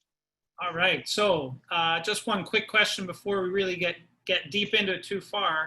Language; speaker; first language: English; native; English